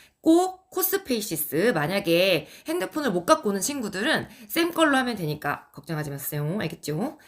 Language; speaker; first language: Korean; native; Korean